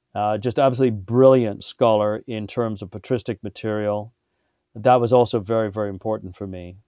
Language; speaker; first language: English; native; English